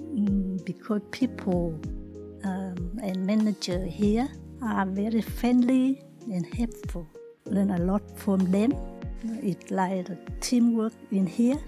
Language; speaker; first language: English; non-native, learner; Vietnamese